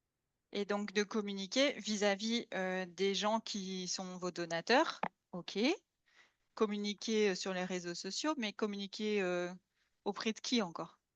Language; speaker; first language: French; native; French